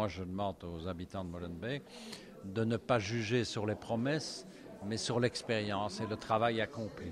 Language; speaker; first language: French; native; French